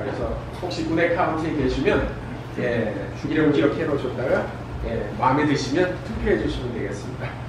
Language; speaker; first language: Korean; native; Korean